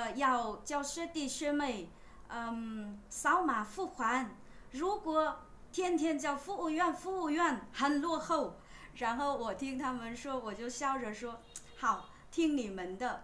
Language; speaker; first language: Chinese; non-native, fluent; Vietnamese